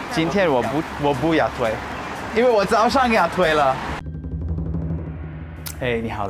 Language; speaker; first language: Chinese; non-native, learner; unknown